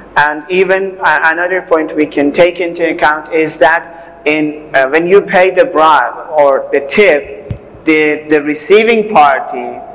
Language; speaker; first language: English; non-native, fluent; Persian